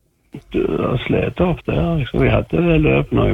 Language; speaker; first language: Norwegian; native; Norwegian